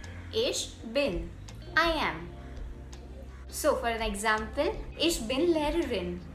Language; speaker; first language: German; non-native, fluent; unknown